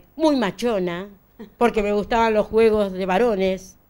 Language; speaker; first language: Spanish; native; Spanish